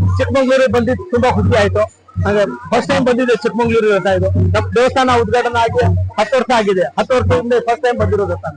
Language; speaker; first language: Kannada; non-native, local second language; Marwari